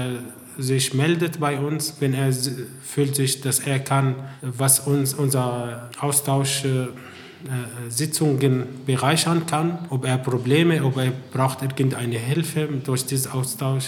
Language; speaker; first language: German; non-native, fluent; Arabic